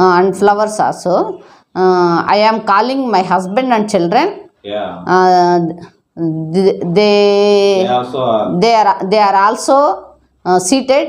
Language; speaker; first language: English; non-native, learner; Telugu